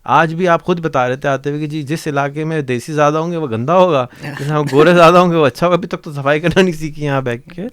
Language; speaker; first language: Urdu; native; Urdu